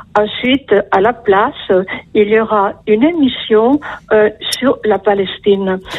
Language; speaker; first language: French; non-native, fluent; Spanish